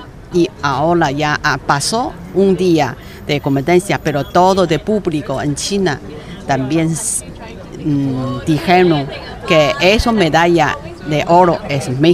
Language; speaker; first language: Spanish; non-native, learner; Chinese